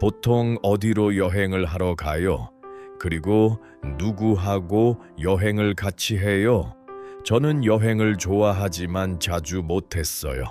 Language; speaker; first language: Korean; non-native, learner; Uzbek